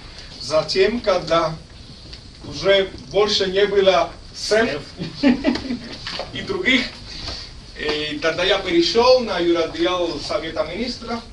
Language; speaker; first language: Russian; non-native, fluent; Spanish